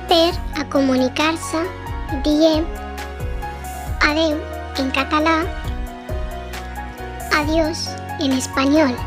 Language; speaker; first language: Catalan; non-native, learner; Arabic